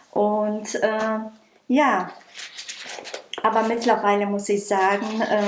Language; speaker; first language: German; non-native, local second language; Polish